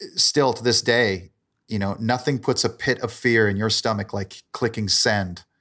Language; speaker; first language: English; native; English